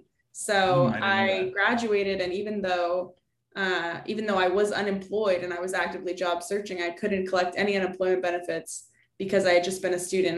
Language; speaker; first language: English; native; English